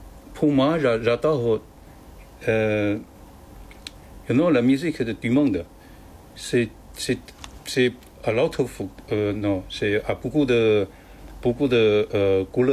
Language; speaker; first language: French; non-native, learner; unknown